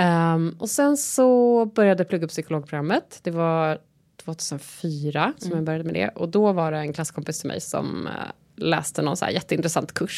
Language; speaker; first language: Swedish; native; Swedish